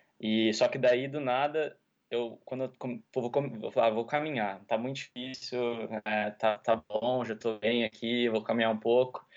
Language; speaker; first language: Portuguese; native; Portuguese